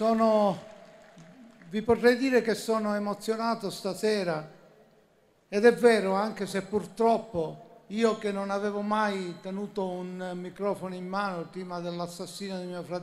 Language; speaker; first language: Italian; native; Italian